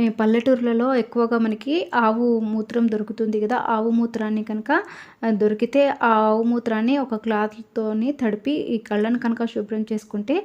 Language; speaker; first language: Telugu; native; Telugu